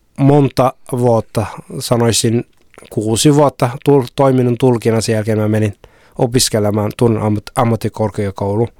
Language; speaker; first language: Finnish; non-native, fluent; Somali